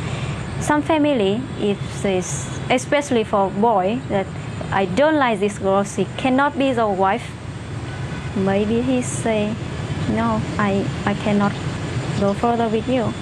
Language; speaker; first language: English; non-native, fluent; Vietnamese